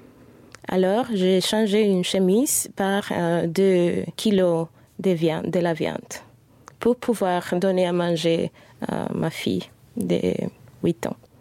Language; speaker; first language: French; non-native, fluent; Spanish